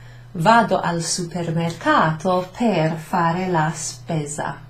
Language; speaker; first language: Italian; non-native, fluent; English